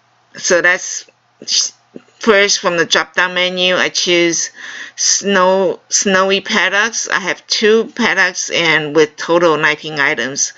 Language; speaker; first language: English; non-native, fluent; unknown